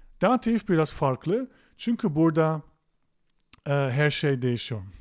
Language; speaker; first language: Turkish; non-native, fluent; German